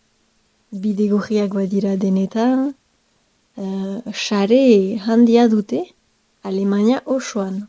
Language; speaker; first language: Basque; non-native, local second language; French